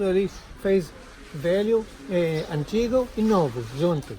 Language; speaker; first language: Portuguese; non-native, learner; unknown